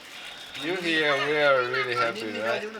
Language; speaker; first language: English; non-native, learner; Korean